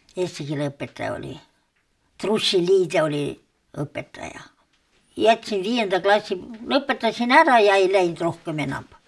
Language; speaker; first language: Estonian; early bilingual, heritage; Estonian